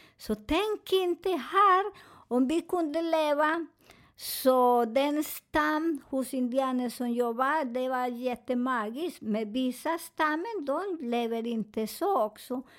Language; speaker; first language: Swedish; non-native, learner; Spanish